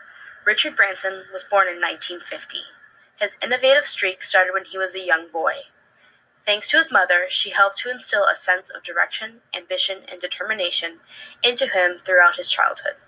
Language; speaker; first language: English; native; English